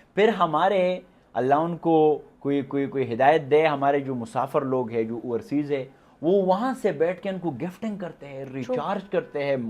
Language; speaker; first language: Urdu; non-native, local second language; Pashto